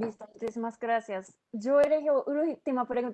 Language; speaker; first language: Spanish; non-native, fluent; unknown